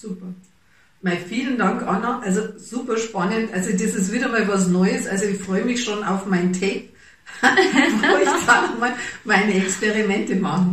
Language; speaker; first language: German; native; German